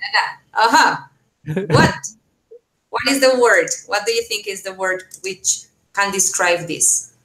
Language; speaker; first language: English; non-native, fluent; Spanish